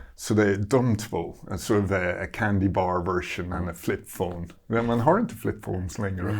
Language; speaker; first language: Swedish; non-native, fluent; English